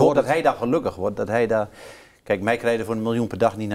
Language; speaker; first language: Dutch; native; Dutch